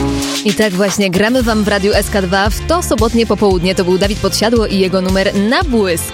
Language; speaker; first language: Polish; native; Polish